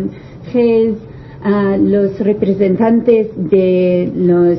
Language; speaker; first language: Spanish; non-native, learner; English